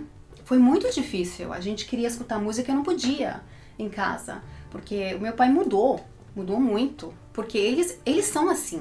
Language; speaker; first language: Portuguese; early bilingual, heritage; Portuguese